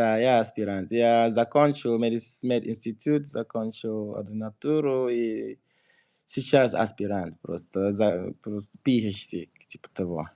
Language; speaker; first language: Russian; non-native, fluent; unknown